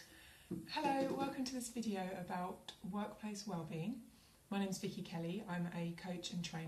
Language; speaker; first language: English; native; English